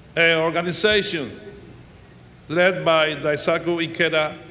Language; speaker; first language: English; non-native, fluent; Spanish